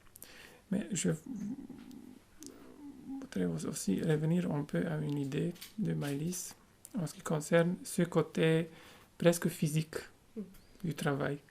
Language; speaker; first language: French; non-native, fluent; Romanian